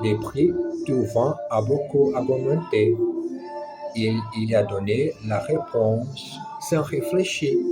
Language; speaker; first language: French; non-native, learner; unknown